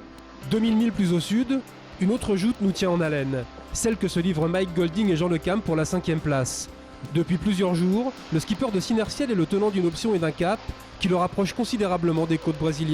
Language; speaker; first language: French; native; French